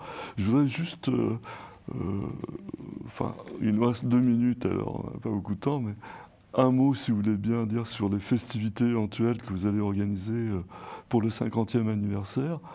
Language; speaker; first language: French; native; French